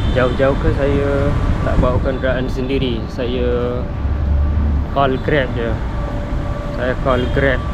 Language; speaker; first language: Malay; non-native, fluent; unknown